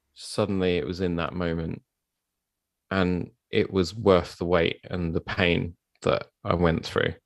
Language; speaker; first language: English; native; English